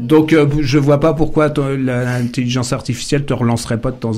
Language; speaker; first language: French; native; French